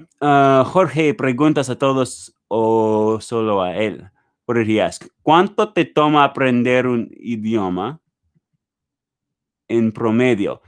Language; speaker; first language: Spanish; non-native, learner; English